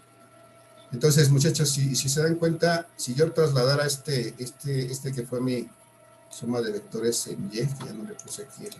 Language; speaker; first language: Spanish; native; Spanish